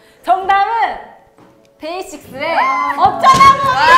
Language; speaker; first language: Korean; native; Korean